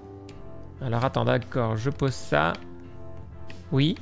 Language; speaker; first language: French; native; French